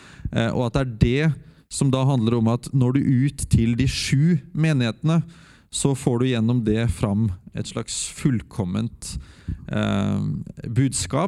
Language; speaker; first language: Norwegian; native; Norwegian